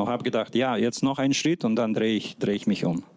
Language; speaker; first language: German; non-native, fluent; Russian